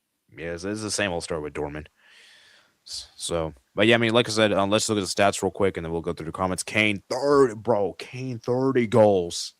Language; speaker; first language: English; native; English